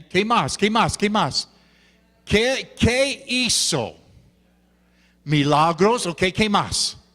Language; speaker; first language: Spanish; non-native, fluent; English